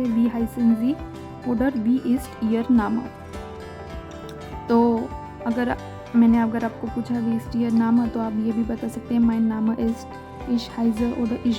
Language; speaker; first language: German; non-native, fluent; Hindi